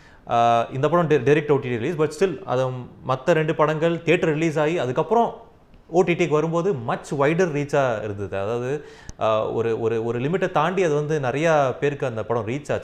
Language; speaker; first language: Tamil; native; Tamil